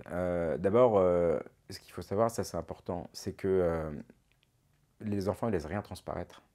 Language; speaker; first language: French; native; French